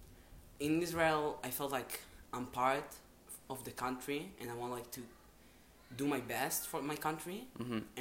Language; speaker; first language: English; non-native, fluent; Hebrew